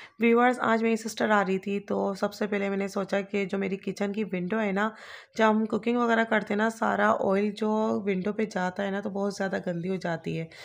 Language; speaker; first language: Urdu; native; Urdu